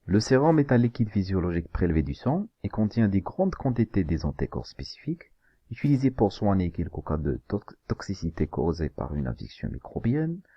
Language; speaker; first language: French; non-native, local second language; Arabic